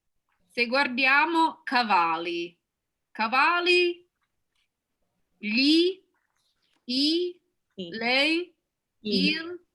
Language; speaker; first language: Italian; non-native, fluent; English